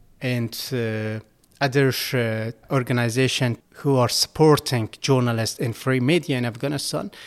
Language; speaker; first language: English; non-native, learner; Persian